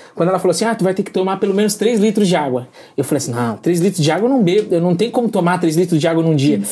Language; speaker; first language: Portuguese; native; Portuguese